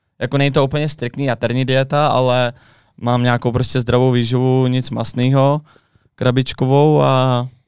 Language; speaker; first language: Czech; native; Czech